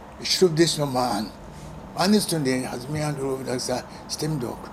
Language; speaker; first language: German; non-native, learner; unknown